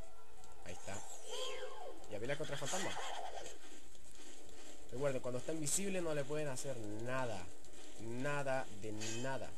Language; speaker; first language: Spanish; native; Spanish